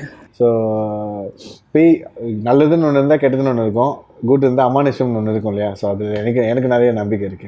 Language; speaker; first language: Tamil; native; Tamil